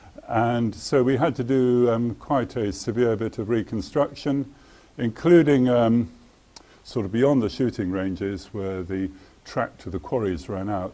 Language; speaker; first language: English; native; English